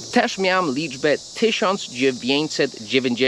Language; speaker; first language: Polish; non-native, fluent; English